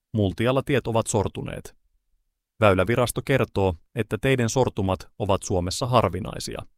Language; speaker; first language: Finnish; native; Finnish